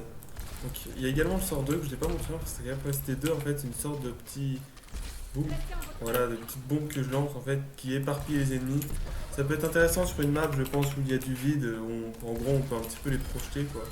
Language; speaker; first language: French; native; French